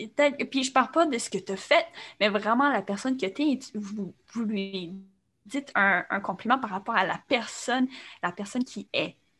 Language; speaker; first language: French; native; French